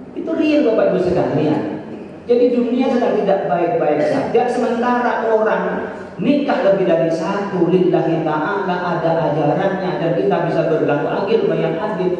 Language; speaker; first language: Indonesian; non-native, local second language; Madurese